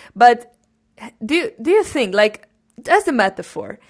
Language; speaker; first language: English; non-native, fluent; Romanian